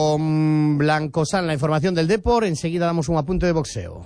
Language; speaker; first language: Spanish; native; Spanish